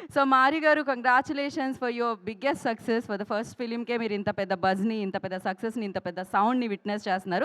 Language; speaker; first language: Telugu; native; Telugu